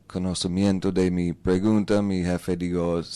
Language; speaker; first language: Spanish; non-native, learner; English